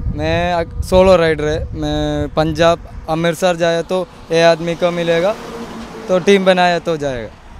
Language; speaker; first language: Hindi; non-native, local second language; Malayalam